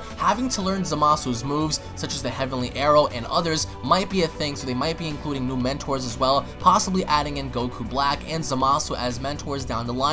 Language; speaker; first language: English; native; English